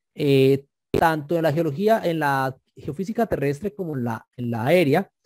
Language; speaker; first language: Spanish; native; Spanish